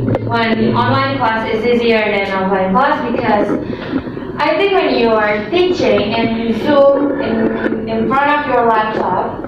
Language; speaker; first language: English; non-native, learner; Indonesian